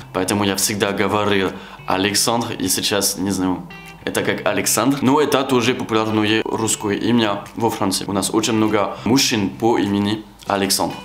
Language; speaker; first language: Russian; non-native, fluent; French